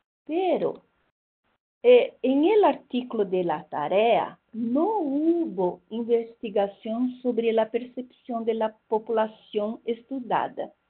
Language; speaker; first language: Spanish; non-native, fluent; Portuguese